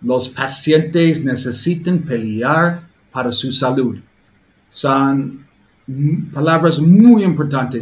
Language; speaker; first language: Spanish; non-native, learner; English